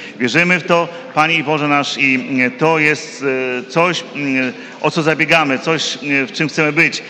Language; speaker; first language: Polish; native; Polish